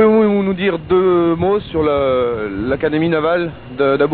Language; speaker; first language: French; native; French